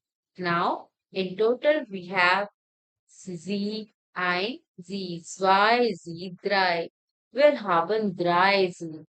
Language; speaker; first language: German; non-native, fluent; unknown